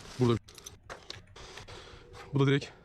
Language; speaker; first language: Turkish; native; Turkish